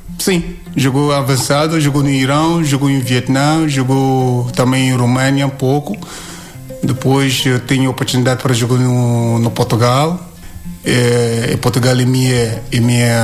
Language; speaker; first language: Portuguese; non-native, learner; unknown